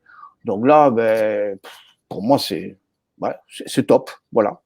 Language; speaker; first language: French; native; French